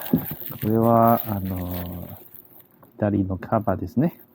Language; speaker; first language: Japanese; non-native, learner; Chinese